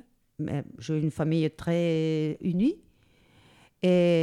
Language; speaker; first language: French; non-native, fluent; Spanish